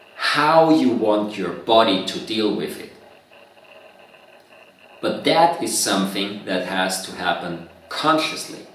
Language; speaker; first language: English; non-native, fluent; German